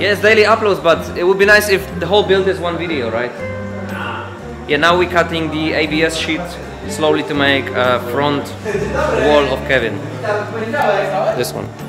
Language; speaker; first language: English; non-native, fluent; Polish